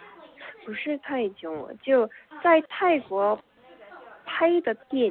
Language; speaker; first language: Chinese; non-native, learner; Korean